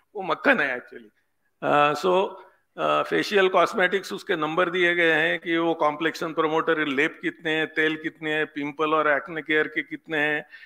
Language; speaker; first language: Hindi; non-native, local second language; Marathi